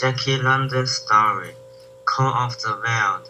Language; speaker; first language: English; non-native, learner; Chinese